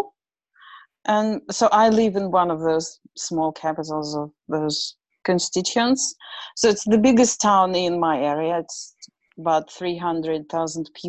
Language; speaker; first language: English; non-native, fluent; Russian